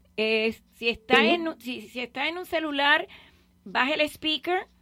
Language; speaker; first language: Spanish; native; Spanish